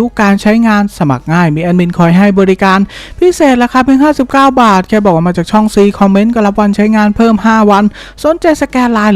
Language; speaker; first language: Thai; native; Thai